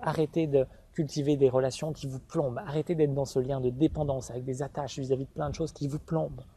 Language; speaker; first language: French; native; French